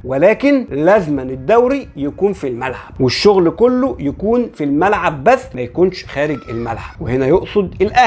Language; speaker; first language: Arabic; native; Arabic